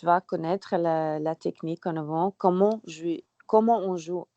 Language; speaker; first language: French; non-native, learner; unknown